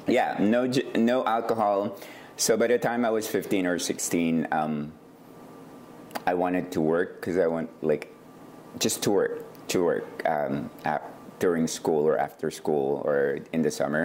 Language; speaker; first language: English; non-native, local second language; Iloko